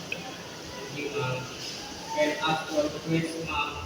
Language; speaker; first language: English; non-native, learner; Indonesian